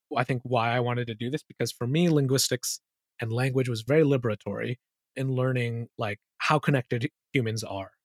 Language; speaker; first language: English; early bilingual, other home language; Urdu